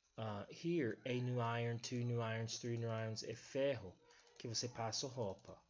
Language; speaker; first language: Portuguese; non-native, fluent; English